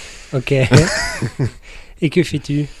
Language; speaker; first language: French; native; French